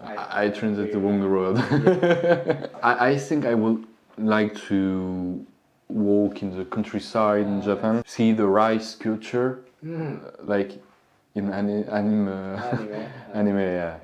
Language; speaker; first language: English; non-native, learner; French